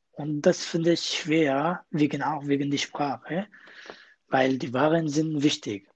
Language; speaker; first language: German; non-native, learner; Kurdish